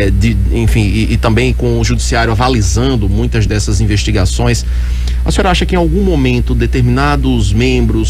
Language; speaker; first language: Portuguese; native; Portuguese